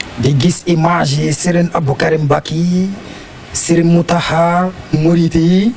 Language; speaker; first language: Wolof; non-native, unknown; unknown